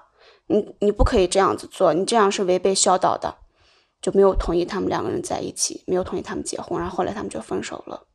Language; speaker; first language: Chinese; native; Chinese